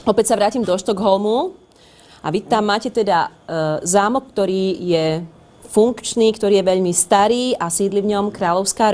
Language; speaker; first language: Slovak; native; Slovak